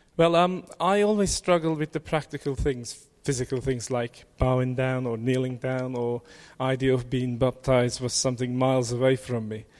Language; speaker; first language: English; non-native, fluent; Turkish